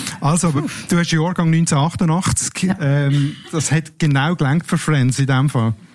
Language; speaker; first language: German; native; German